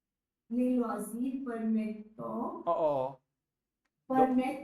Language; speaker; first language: French; non-native, learner; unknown